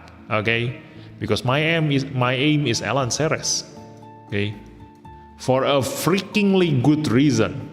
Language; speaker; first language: English; non-native, fluent; Indonesian